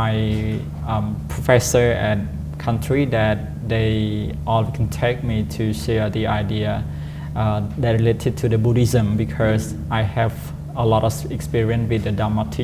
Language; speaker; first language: English; non-native, fluent; Khmer